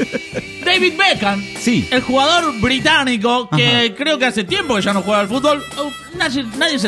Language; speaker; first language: Spanish; native; Spanish